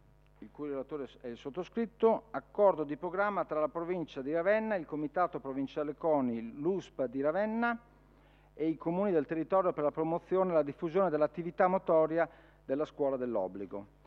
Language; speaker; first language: Italian; native; Italian